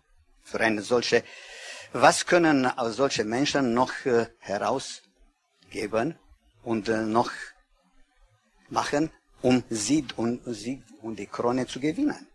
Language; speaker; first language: German; non-native, learner; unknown